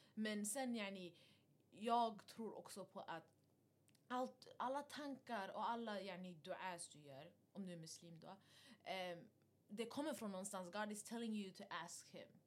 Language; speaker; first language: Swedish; early bilingual, other home language; Arabic